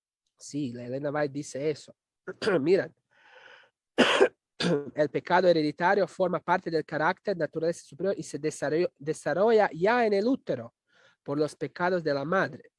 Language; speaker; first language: Spanish; non-native, fluent; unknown